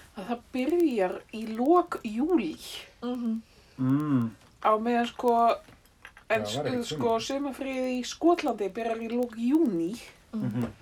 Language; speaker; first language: Icelandic; native; Icelandic